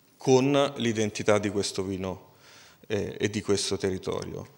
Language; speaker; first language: Italian; native; Italian